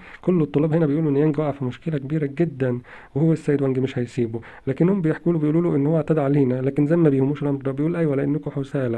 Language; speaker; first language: Arabic; native; Arabic